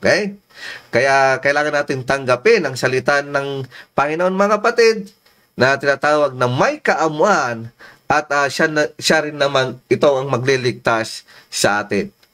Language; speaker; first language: Filipino; non-native, local second language; Iloko